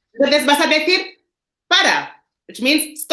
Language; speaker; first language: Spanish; non-native, fluent; English